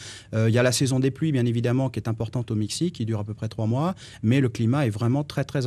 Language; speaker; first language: French; native; French